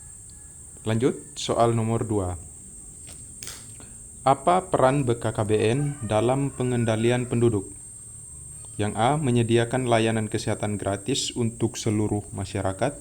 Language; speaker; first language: Indonesian; native; Indonesian